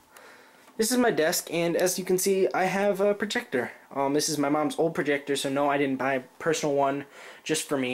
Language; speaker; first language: English; native; English